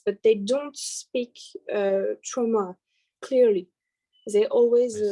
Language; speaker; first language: English; non-native, learner; French